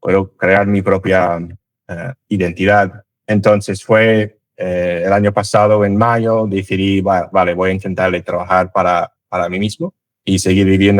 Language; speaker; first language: Spanish; non-native, fluent; English